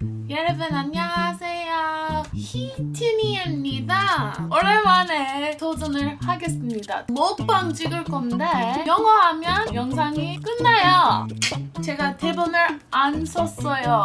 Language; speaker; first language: Korean; non-native, learner; English